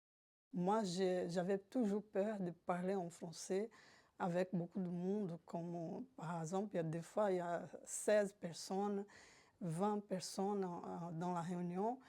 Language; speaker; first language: French; non-native, fluent; Portuguese